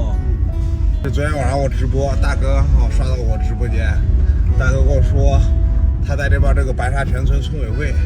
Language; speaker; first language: Chinese; native; Chinese